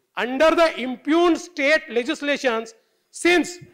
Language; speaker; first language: English; non-native, local second language; Marathi